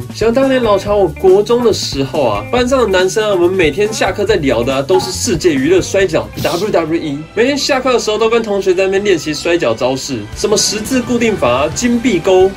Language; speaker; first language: Chinese; native; Chinese